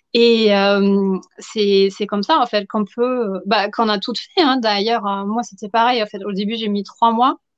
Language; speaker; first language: French; non-native, fluent; German